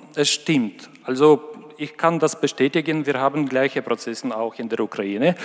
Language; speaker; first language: German; non-native, fluent; Ukrainian